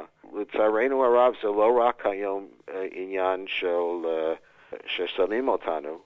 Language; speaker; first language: Hebrew; non-native, fluent; English